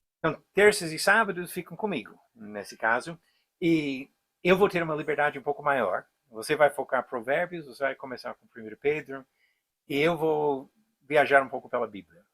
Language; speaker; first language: Portuguese; non-native, fluent; English